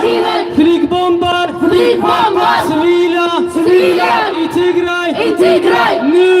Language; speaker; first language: Swedish; early bilingual, other home language; Tigrinya